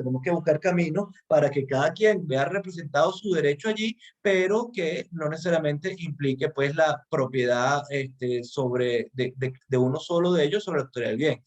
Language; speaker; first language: Spanish; native; Spanish